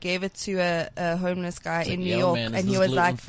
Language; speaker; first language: English; native; English